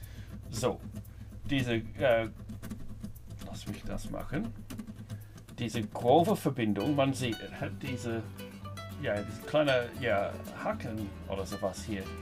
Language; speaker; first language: German; non-native, fluent; English